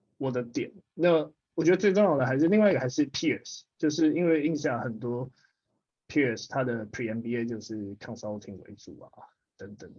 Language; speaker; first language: Chinese; native; Chinese